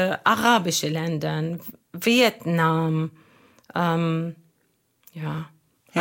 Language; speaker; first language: German; non-native, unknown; Arabic